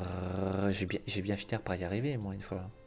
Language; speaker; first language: French; native; French